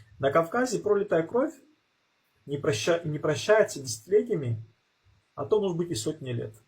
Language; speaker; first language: Russian; native; Russian